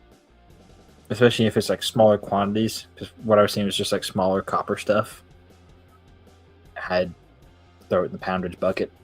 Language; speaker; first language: English; native; English